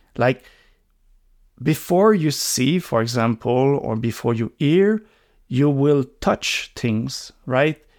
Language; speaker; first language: English; non-native, local second language; French